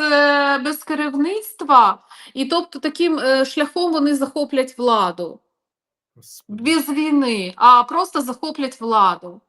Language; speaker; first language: Ukrainian; non-native, local second language; Russian